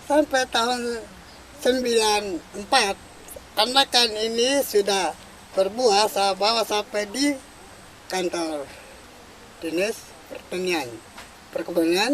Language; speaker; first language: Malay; non-native, local second language; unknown